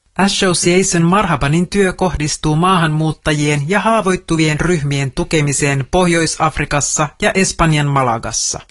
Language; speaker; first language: Finnish; native; Finnish